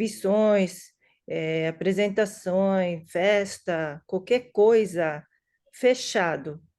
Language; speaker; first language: Portuguese; non-native, learner; English